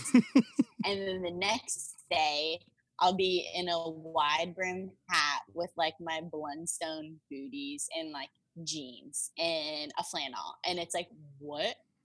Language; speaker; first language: English; native; English